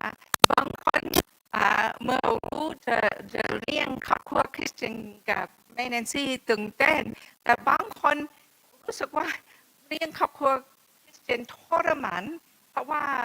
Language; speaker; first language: Thai; non-native, fluent; English